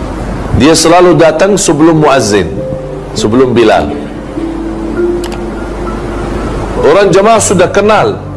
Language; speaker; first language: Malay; non-native, fluent; Arabic